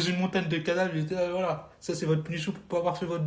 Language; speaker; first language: French; native; French